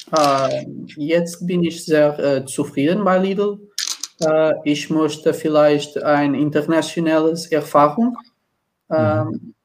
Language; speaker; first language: German; non-native, learner; Portuguese